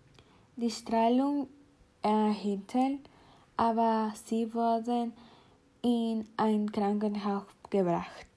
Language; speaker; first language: German; non-native, learner; Spanish